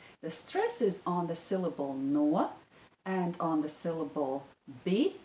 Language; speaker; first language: English; non-native, fluent; Latvian